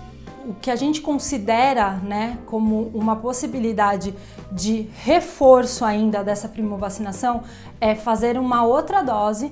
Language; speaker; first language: Portuguese; native; Portuguese